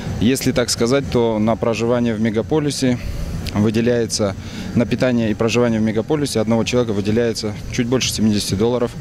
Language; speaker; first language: Russian; native; Russian